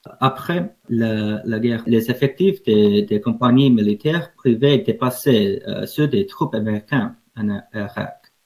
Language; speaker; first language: French; non-native, learner; English